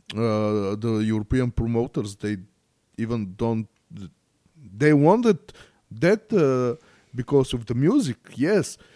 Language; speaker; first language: English; non-native, learner; Bulgarian